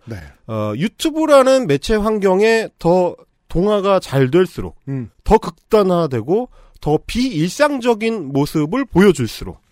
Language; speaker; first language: Korean; native; Korean